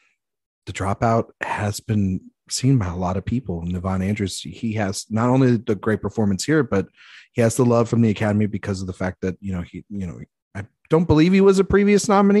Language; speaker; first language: English; native; English